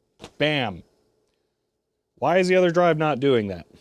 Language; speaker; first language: English; native; English